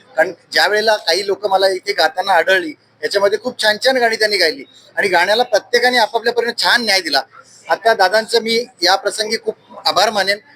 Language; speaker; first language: Marathi; native; Marathi